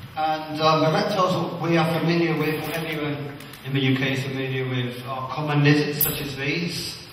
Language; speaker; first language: English; native; English